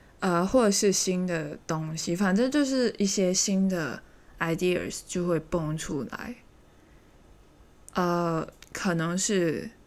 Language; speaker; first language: Chinese; native; Chinese